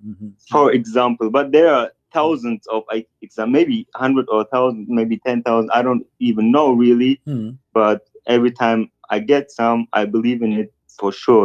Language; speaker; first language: English; non-native, fluent; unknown